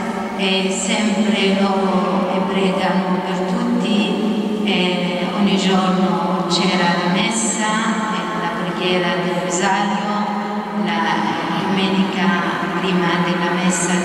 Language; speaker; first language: Italian; non-native, fluent; Arabic